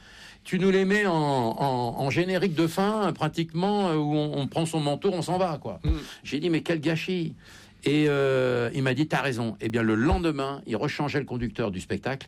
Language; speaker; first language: French; native; French